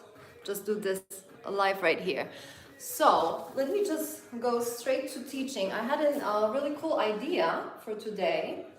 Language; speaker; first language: English; non-native, fluent; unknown